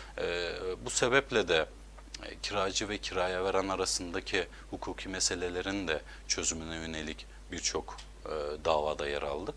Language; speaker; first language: Turkish; native; Turkish